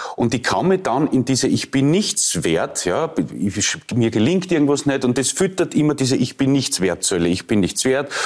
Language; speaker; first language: German; native; German